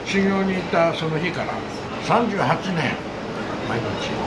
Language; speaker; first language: Japanese; native; Japanese